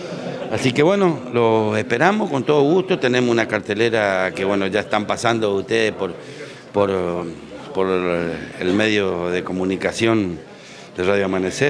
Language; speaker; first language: Spanish; native; Spanish